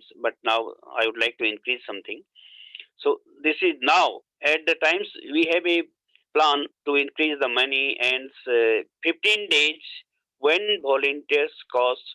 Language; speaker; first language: English; non-native, learner; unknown